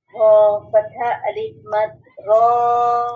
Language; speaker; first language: Arabic; non-native, learner; Bangla